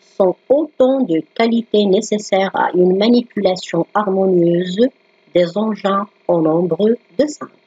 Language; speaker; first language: French; non-native, local second language; Arabic